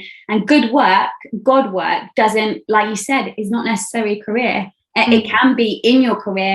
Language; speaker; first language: English; native; English